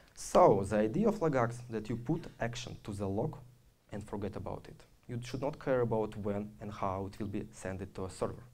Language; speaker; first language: English; non-native, fluent; Russian